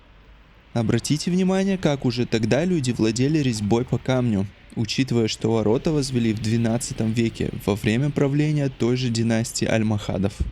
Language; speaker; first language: Russian; native; Russian